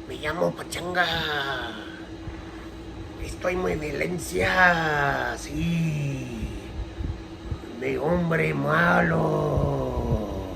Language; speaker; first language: Spanish; non-native, learner; English